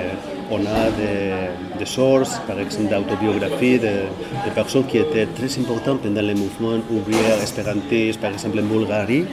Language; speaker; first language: French; non-native, fluent; Catalan